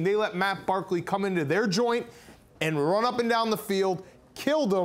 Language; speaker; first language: English; native; English